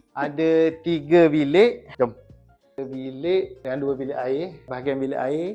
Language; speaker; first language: Malay; native; Malay